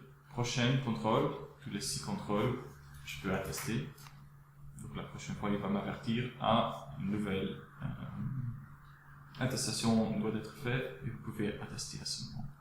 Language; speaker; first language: French; non-native, local second language; Dutch